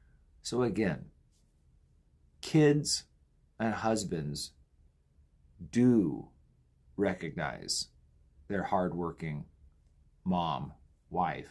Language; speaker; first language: English; native; English